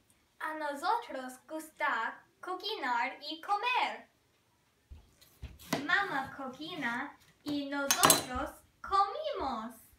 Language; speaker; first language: Spanish; non-native, learner; English